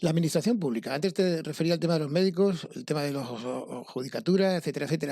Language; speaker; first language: Spanish; native; Spanish